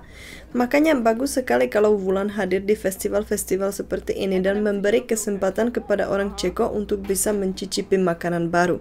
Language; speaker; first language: Indonesian; non-native, fluent; Czech